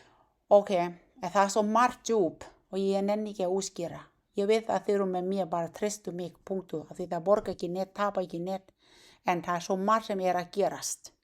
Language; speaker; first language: Icelandic; non-native, learner; Thai